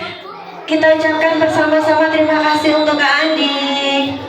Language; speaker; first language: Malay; non-native, local second language; Javanese